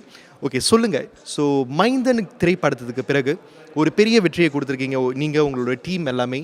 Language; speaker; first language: Tamil; native; Tamil